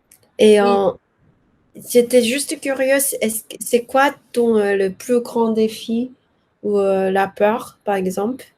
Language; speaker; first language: French; non-native, learner; Korean